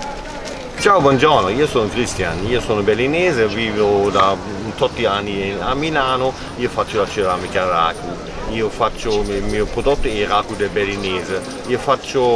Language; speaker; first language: Italian; non-native, fluent; German